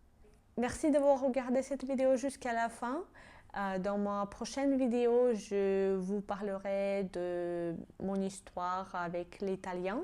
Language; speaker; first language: French; non-native, fluent; Georgian